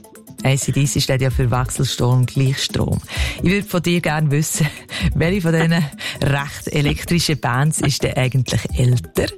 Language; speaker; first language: German; native; German